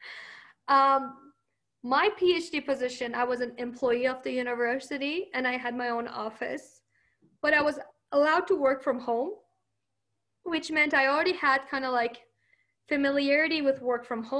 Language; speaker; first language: English; early bilingual, other home language; Persian